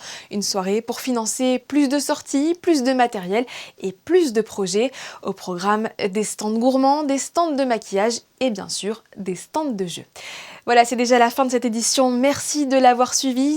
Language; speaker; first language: French; native; French